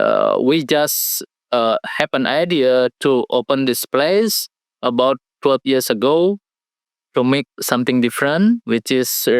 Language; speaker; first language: English; non-native, learner; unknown